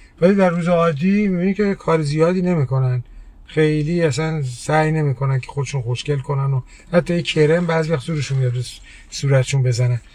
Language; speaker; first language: Persian; early bilingual, heritage; Persian